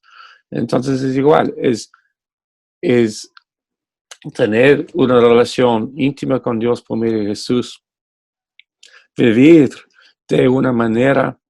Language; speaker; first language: Spanish; non-native, fluent; English